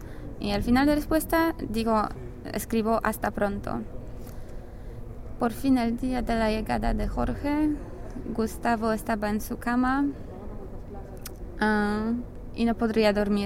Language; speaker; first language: Spanish; non-native, learner; English